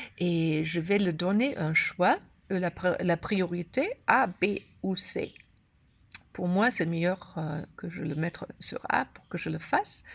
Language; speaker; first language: French; non-native, learner; German